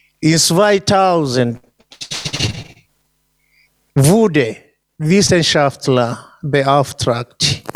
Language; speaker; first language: German; non-native, fluent; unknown